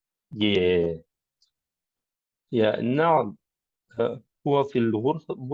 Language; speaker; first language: Arabic; non-native, learner; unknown